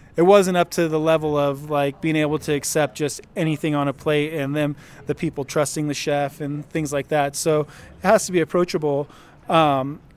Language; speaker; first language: English; native; English